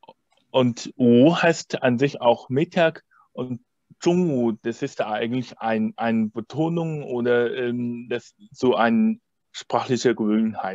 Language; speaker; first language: German; non-native, fluent; Chinese